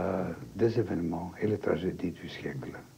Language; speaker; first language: French; non-native, fluent; Greek